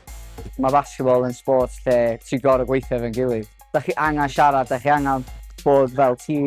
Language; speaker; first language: Welsh; native; Welsh